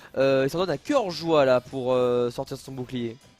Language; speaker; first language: French; native; French